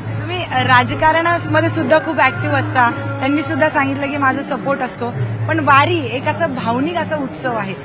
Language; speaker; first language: Marathi; native; Marathi